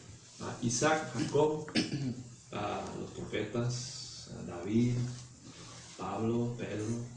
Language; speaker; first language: Spanish; non-native, fluent; English